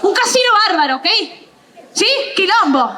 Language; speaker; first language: Italian; non-native, learner; Spanish